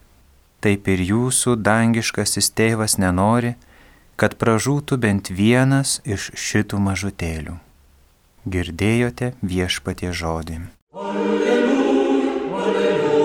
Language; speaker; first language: Lithuanian; native; Lithuanian